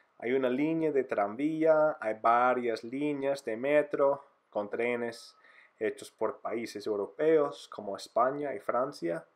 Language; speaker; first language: Spanish; non-native, fluent; English